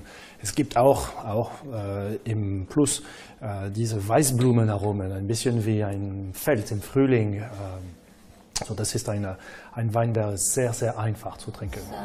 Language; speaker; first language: German; non-native, fluent; French